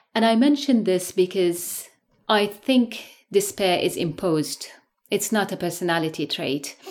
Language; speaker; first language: English; non-native, fluent; Arabic